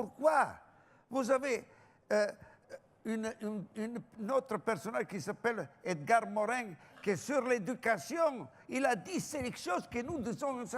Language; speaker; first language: French; non-native, fluent; Italian